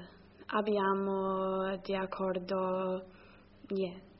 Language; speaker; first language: Italian; non-native, learner; English